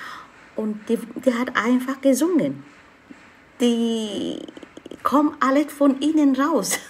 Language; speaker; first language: German; non-native, learner; Vietnamese